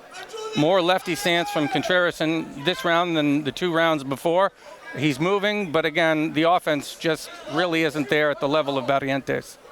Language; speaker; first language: English; native; English